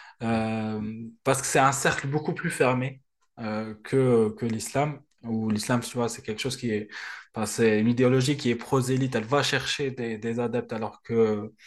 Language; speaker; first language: French; non-native, local second language; Arabic